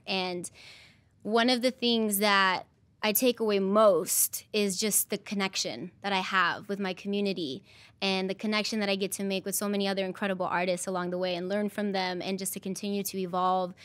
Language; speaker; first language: English; native; English